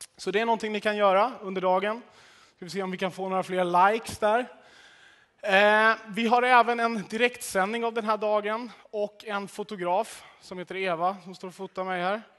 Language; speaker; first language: Swedish; native; Swedish